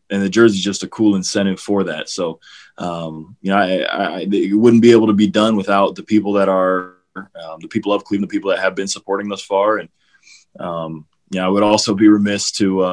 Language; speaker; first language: English; native; English